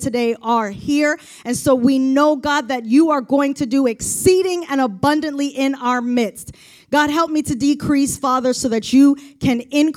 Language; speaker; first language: English; native; English